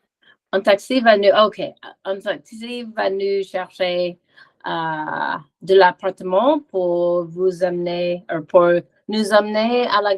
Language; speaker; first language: French; non-native, learner; English